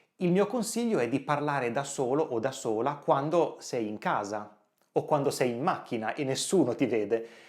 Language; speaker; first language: Italian; native; Italian